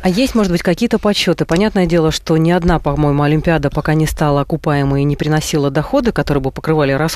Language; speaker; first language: Russian; native; Russian